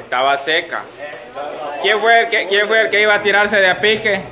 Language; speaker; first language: Spanish; native; Spanish